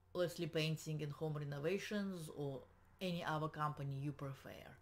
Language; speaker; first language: English; non-native, fluent; Russian